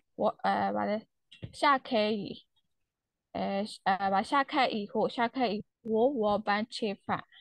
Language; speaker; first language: Chinese; non-native, learner; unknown